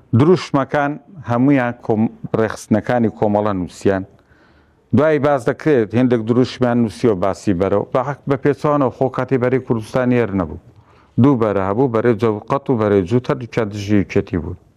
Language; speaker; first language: Central Kurdish; native; Central Kurdish